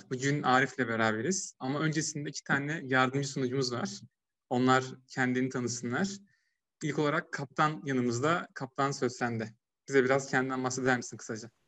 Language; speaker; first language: Turkish; native; Turkish